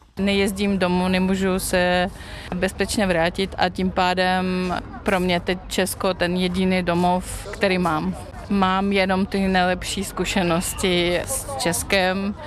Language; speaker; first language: Czech; non-native, fluent; Russian